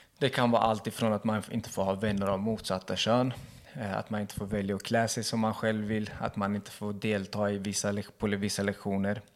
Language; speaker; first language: Swedish; early bilingual, other home language; Kurdish